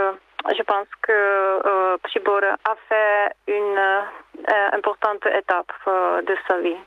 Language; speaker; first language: French; non-native, learner; Czech